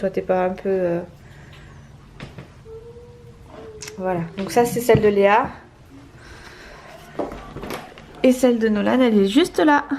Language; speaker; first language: French; native; French